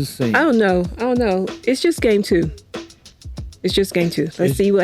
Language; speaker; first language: English; native; English